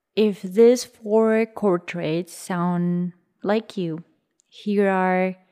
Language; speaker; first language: English; early bilingual, other home language; Spanish